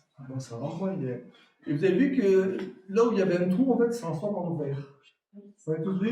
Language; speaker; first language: French; native; French